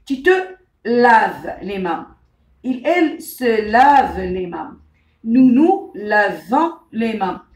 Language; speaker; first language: French; non-native, local second language; Arabic